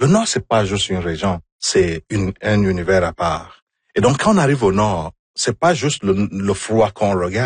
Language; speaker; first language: French; non-native, fluent; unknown